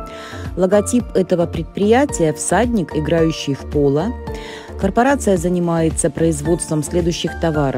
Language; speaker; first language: Russian; native; Russian